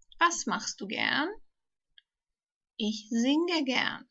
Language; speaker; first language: German; non-native, fluent; Turkish